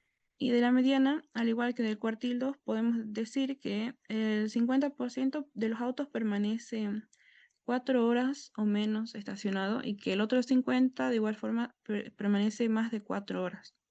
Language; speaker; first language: Spanish; native; Spanish